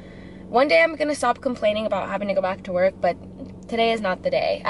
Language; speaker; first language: English; native; English